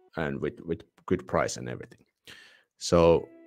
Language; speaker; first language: English; non-native, fluent; Finnish